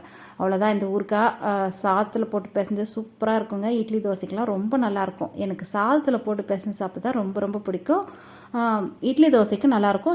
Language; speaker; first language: Tamil; native; Tamil